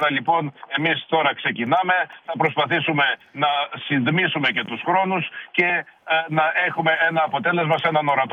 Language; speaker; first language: Greek; native; Greek